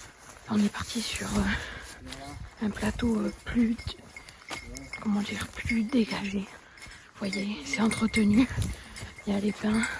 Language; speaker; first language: French; native; French